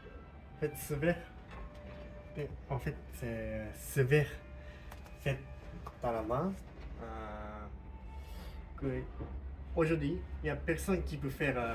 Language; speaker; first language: French; non-native, learner; Japanese